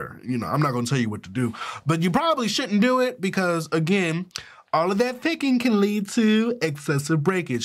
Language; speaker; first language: English; native; English